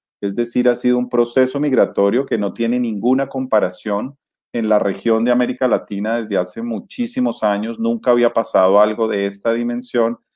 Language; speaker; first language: Spanish; native; Spanish